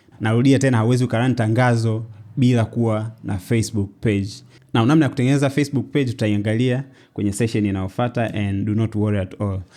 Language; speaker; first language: Swahili; native; Swahili